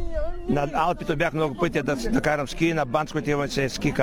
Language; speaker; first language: Bulgarian; non-native, learner; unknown